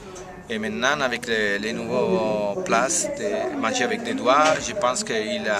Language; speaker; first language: French; non-native, learner; Spanish